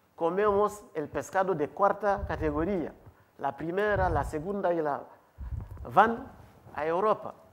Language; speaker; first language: Spanish; non-native, fluent; Wolof